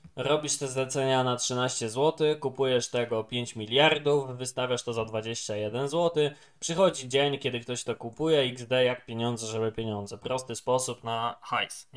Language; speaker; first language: Polish; native; Polish